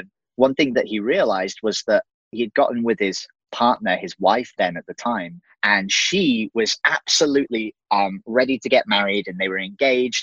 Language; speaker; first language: English; native; English